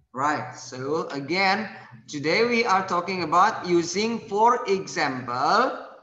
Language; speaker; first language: English; non-native, fluent; Indonesian